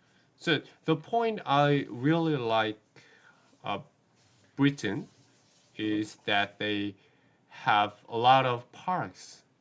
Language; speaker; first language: English; non-native, learner; Korean